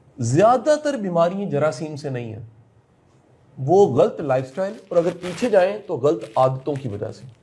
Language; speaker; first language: Urdu; non-native, local second language; Punjabi